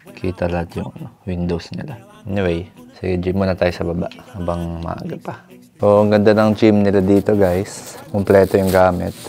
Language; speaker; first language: Filipino; native; Filipino